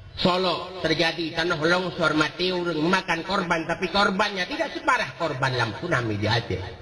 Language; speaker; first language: Malay; non-native, local second language; Achinese